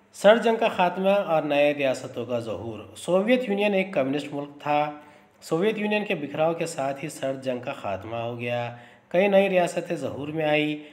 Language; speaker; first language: Urdu; native; Urdu